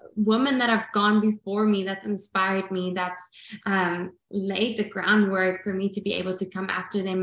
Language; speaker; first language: English; non-native, local second language; Afrikaans